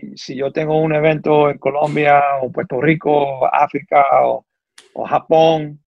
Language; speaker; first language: Spanish; early bilingual, heritage; Spanish